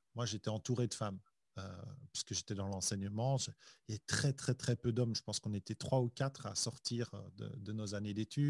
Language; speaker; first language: French; native; French